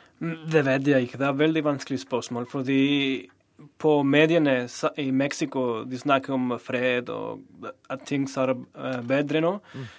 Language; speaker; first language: Norwegian; non-native, learner; Spanish